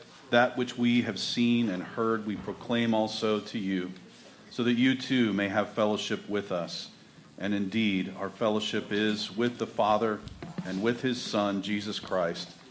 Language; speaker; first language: English; native; English